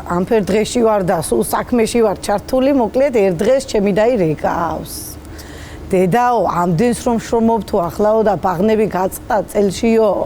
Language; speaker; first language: Georgian; native; Georgian